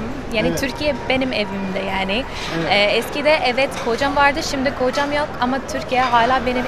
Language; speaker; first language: Turkish; non-native, learner; English